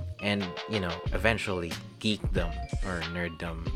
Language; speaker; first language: English; non-native, local second language; Filipino